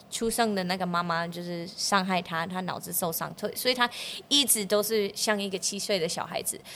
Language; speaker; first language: Chinese; non-native, fluent; English